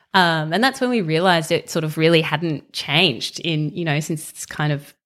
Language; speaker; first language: English; native; English